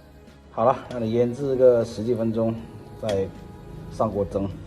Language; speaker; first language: Chinese; native; Chinese